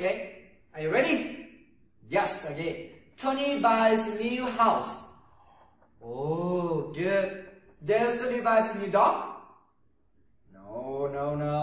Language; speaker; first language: English; non-native, learner; Vietnamese